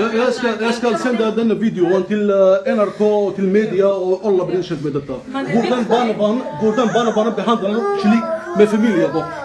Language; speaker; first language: Norwegian; non-native, learner; Somali